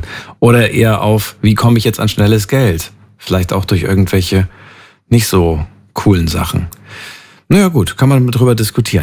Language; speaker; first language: German; native; German